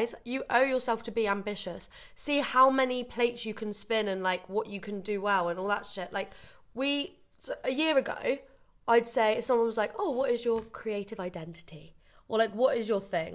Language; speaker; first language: English; native; English